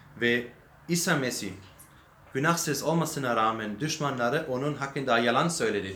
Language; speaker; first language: Turkish; non-native, learner; German